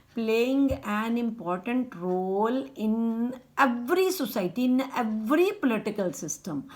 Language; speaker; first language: English; non-native, local second language; Punjabi